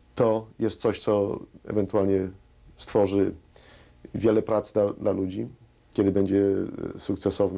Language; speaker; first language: Polish; early bilingual, heritage; Polish